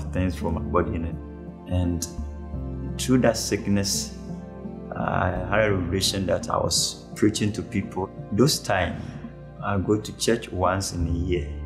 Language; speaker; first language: English; non-native, local second language; Akan